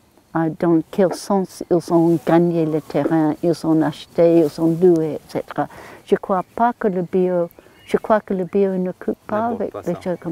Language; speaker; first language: French; non-native, learner; English